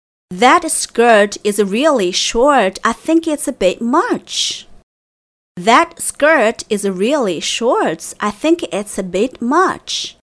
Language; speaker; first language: English; non-native, fluent; Chinese